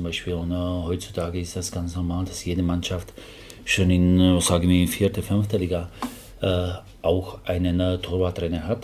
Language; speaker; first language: German; non-native, fluent; Slovak